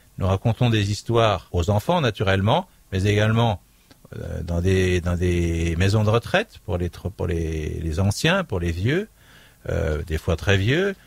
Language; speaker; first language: French; native; French